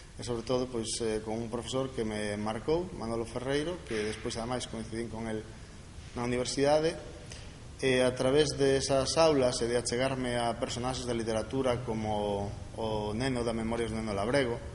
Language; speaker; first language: Galician; non-native, local second language; Spanish